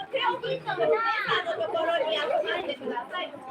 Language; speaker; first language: Japanese; native; Japanese